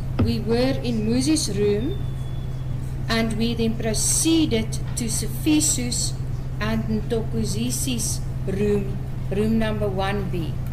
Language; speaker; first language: English; non-native, local second language; Afrikaans